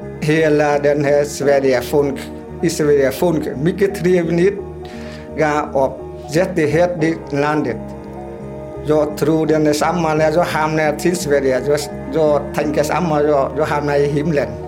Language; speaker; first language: Swedish; non-native, learner; Vietnamese